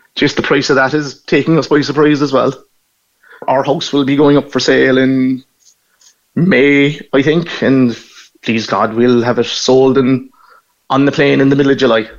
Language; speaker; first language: English; native; English